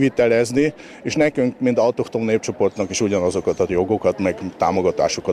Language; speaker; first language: Hungarian; native; Hungarian